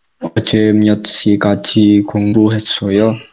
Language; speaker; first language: Korean; non-native, learner; Indonesian